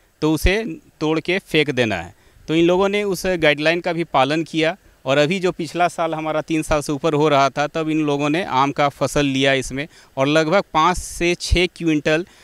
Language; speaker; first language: Hindi; native; Hindi